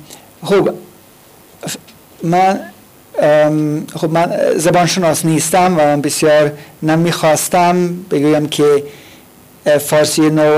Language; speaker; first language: Persian; non-native, fluent; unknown